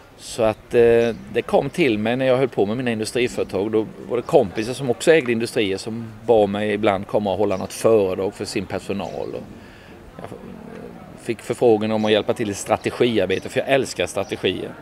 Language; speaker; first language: Swedish; native; Swedish